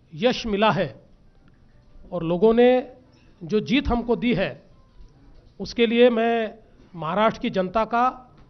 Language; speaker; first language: Hindi; non-native, local second language; Marathi